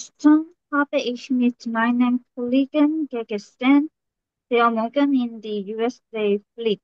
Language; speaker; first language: German; non-native, learner; Korean